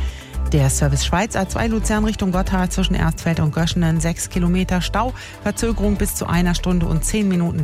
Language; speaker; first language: German; native; German